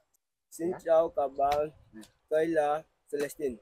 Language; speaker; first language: Vietnamese; non-native, learner; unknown